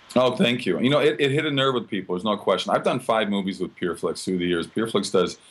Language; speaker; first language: English; native; English